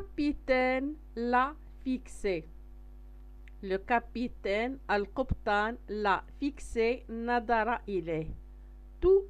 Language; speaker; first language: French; non-native, local second language; Arabic